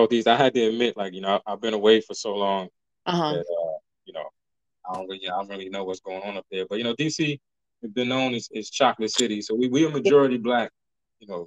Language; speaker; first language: English; native; English